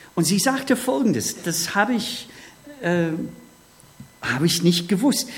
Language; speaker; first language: German; non-native, fluent; English